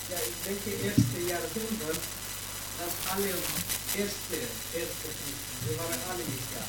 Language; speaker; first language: German; non-native, learner; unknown